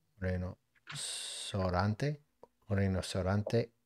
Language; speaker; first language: Spanish; non-native, learner; English